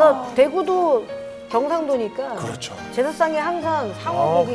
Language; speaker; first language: Korean; native; Korean